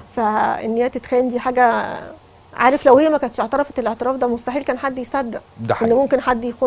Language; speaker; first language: Arabic; native; Arabic